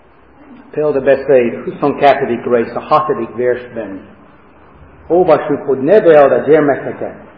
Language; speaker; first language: Hungarian; non-native, fluent; English